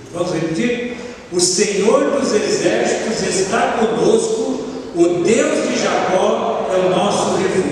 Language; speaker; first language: Portuguese; native; Portuguese